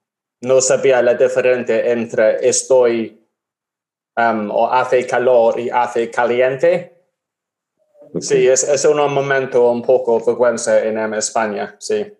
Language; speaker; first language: Spanish; non-native, learner; English